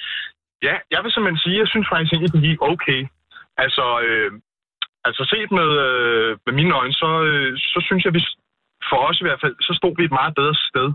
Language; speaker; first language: Danish; native; Danish